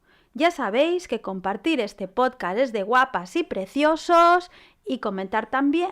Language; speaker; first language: Spanish; native; Spanish